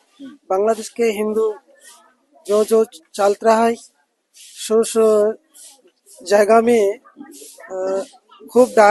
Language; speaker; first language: Hindi; non-native, learner; Bangla